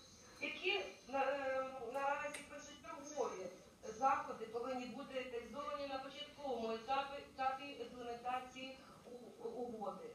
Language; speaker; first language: Ukrainian; native; Ukrainian